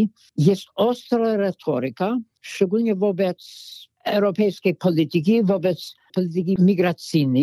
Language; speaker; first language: Polish; non-native, fluent; English